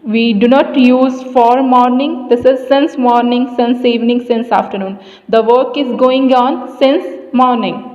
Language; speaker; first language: English; non-native, local second language; Punjabi